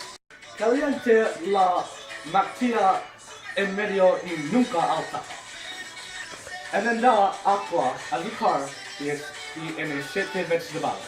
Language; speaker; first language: Spanish; non-native, learner; English